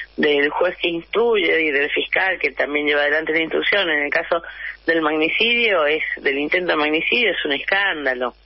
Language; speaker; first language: Spanish; native; Spanish